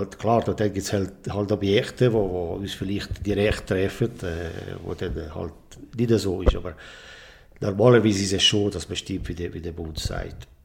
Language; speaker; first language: German; native; German